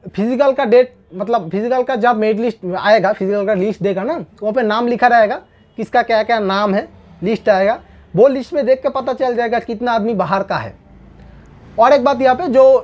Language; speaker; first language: Hindi; non-native, local second language; Bangla